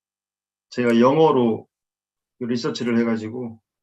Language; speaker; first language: Korean; native; Korean